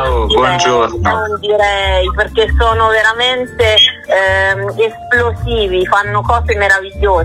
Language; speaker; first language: Italian; native; Italian